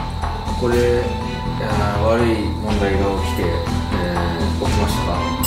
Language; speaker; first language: Japanese; non-native, learner; Filipino